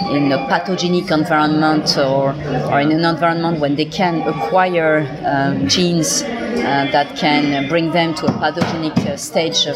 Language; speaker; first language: English; non-native, fluent; French